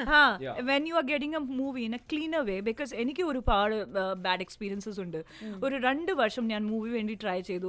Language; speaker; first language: Malayalam; non-native, local second language; Hindi